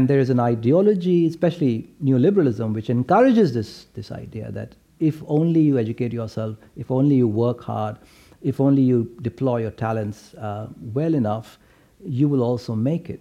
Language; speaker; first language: English; non-native, local second language; Hindi